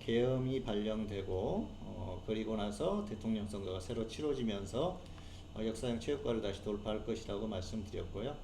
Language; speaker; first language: Korean; native; Korean